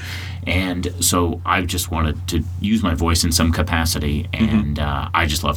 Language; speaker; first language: English; native; English